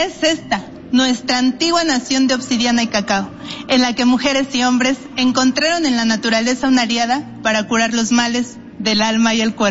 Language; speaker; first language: Spanish; native; Spanish